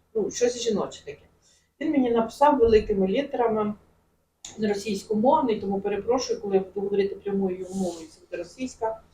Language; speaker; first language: Ukrainian; native; Ukrainian